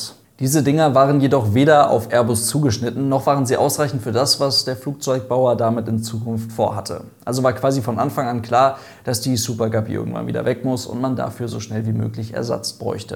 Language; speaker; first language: German; native; German